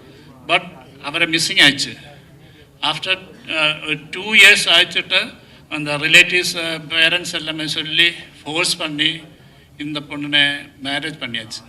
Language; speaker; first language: Tamil; non-native, learner; Malayalam